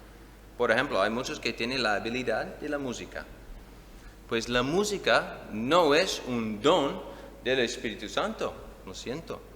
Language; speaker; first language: Spanish; non-native, fluent; English